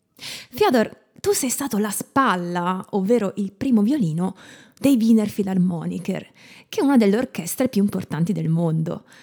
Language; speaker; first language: Italian; native; Italian